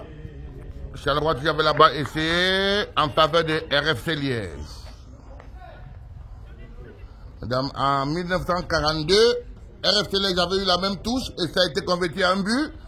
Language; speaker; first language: French; native; French